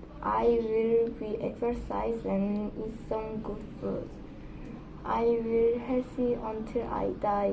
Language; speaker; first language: English; non-native, learner; Korean